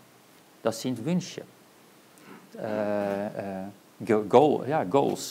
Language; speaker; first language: German; non-native, learner; Dutch